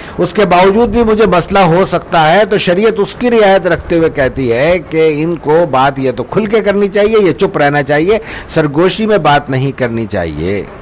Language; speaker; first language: Urdu; native; Urdu